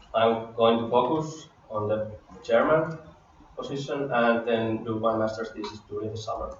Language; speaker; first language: English; non-native, fluent; Finnish